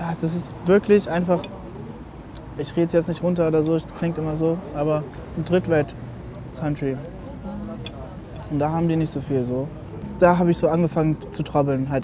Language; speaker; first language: German; early bilingual, other home language; English